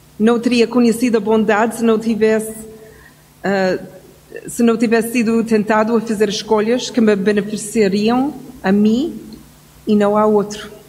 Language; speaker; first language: Portuguese; non-native, fluent; English